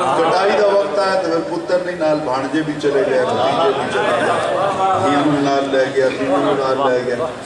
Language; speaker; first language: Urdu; non-native, local second language; Saraiki